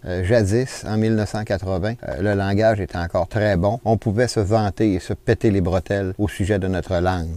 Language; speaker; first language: French; native; French